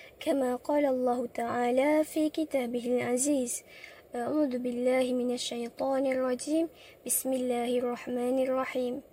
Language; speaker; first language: Arabic; non-native, learner; Malay